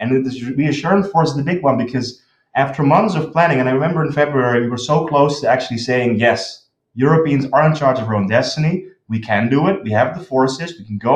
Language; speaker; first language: English; non-native, fluent; Dutch